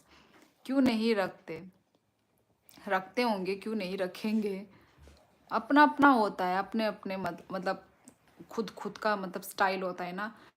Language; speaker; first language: Hindi; non-native, local second language; Kok Borok